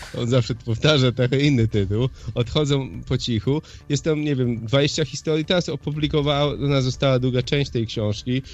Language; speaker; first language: Polish; early bilingual, heritage; Polish